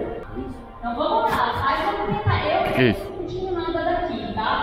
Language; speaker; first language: Portuguese; native; Portuguese